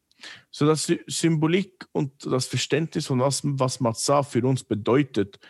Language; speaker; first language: German; non-native, fluent; English